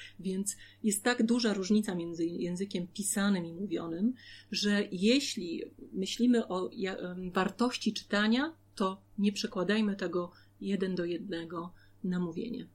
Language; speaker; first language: Polish; native; Polish